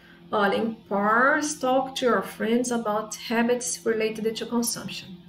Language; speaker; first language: English; non-native, fluent; Portuguese